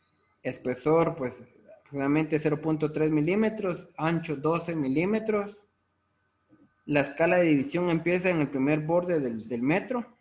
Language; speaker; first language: Spanish; native; Spanish